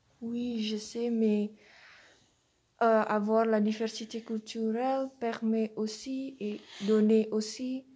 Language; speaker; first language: French; non-native, learner; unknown